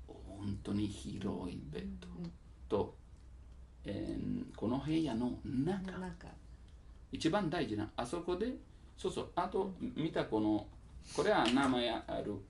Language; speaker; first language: Japanese; non-native, learner; Italian